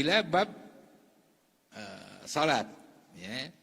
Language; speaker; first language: Arabic; non-native, fluent; Indonesian